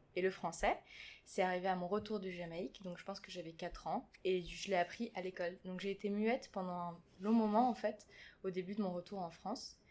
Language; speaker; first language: French; early bilingual, other home language; German